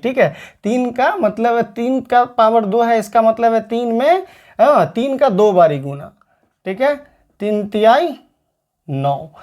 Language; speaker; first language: Hindi; native; Hindi